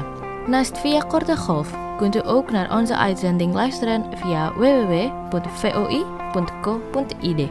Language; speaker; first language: Dutch; non-native, learner; Indonesian